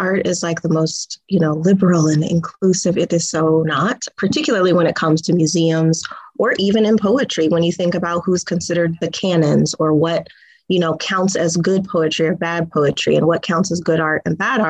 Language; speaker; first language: English; native; English